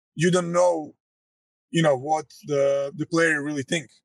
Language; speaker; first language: English; non-native, fluent; Croatian